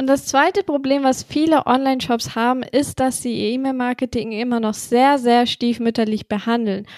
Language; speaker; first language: German; native; German